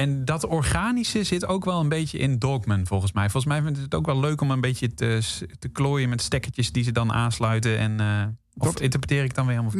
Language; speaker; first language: Dutch; native; Dutch